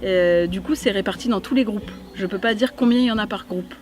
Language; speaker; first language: French; native; French